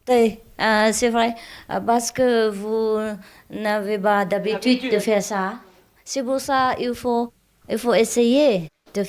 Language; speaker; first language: French; non-native, learner; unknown